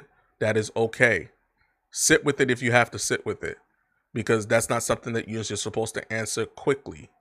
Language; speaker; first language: English; native; English